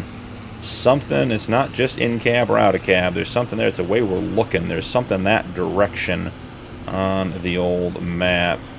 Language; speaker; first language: English; native; English